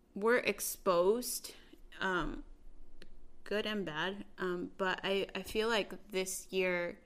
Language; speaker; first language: English; early bilingual, other home language; Spanish